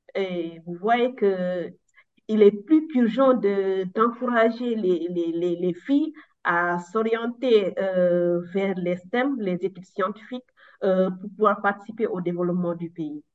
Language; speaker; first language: French; non-native, local second language; Wolof